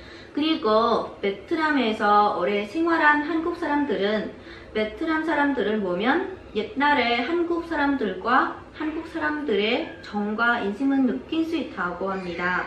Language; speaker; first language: Korean; non-native, fluent; Vietnamese